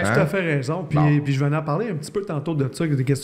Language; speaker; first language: French; native; French